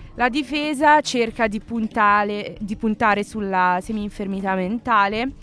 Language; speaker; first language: Italian; early bilingual, other home language; Arabic